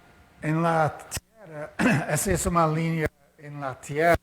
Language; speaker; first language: Spanish; non-native, fluent; Portuguese